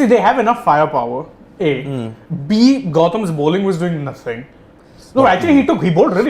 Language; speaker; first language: English; non-native, local second language; Hindi